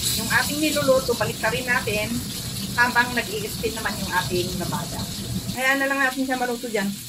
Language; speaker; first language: Filipino; non-native, local second language; Iloko